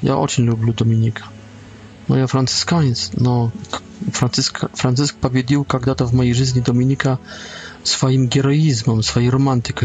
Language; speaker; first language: Polish; non-native, learner; Russian